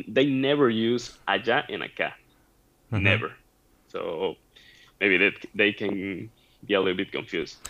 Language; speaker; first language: English; non-native, fluent; Spanish